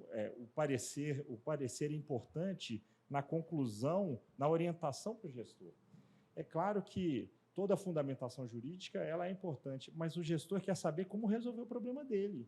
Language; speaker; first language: Portuguese; native; Portuguese